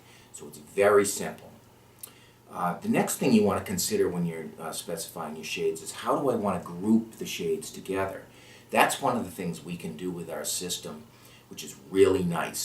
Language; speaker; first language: English; native; English